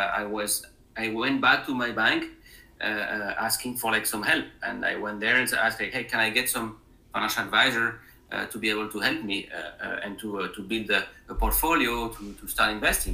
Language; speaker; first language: English; non-native, fluent; French